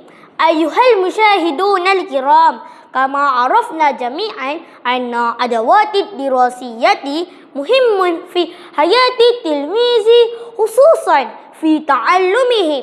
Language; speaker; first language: Arabic; non-native, learner; Malay